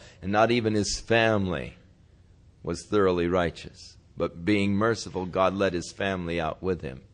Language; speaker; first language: English; native; English